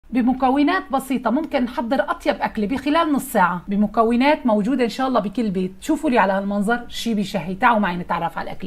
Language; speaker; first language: Arabic; native; Arabic